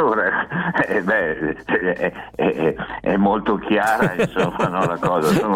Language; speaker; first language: Italian; native; Italian